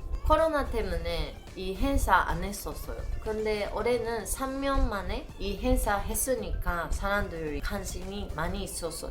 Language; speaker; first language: Korean; non-native, learner; Japanese